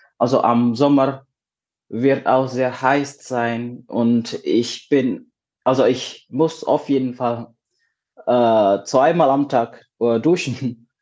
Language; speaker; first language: German; non-native, learner; Indonesian